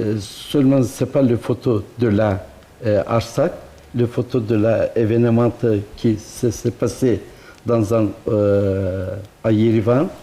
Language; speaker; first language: French; non-native, learner; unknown